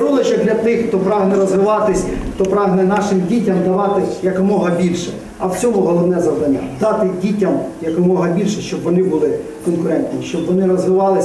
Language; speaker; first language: Ukrainian; native; Ukrainian